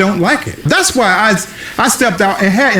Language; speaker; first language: English; native; English